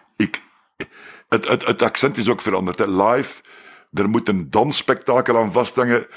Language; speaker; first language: Dutch; native; Dutch